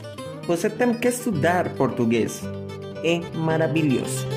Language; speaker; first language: Portuguese; non-native, learner; Spanish